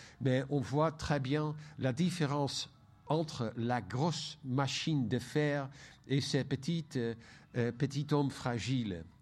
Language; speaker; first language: French; non-native, fluent; Dutch